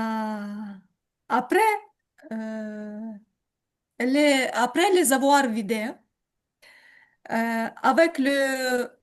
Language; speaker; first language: French; non-native, learner; Ukrainian